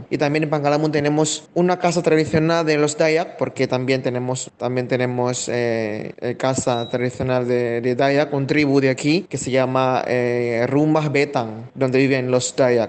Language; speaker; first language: Spanish; non-native, fluent; Indonesian